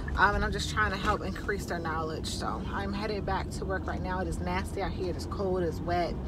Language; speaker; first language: English; native; English